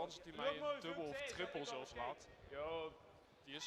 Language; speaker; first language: Dutch; native; Dutch